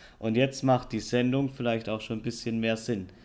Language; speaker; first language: German; native; German